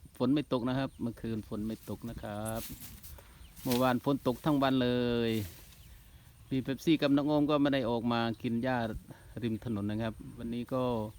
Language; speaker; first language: Thai; non-native, local second language; Northern Khmer